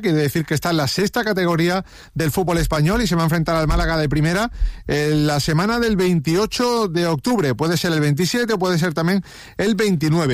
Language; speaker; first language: Spanish; native; Spanish